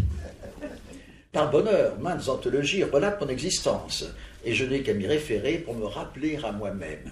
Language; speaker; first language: French; native; French